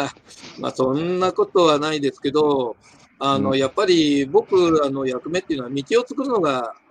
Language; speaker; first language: Japanese; native; Japanese